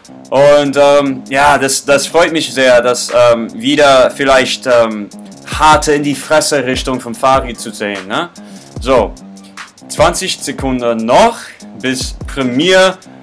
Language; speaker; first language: German; non-native, learner; English